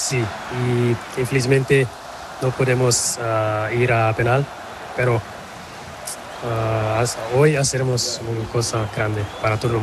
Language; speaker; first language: Spanish; non-native, learner; Portuguese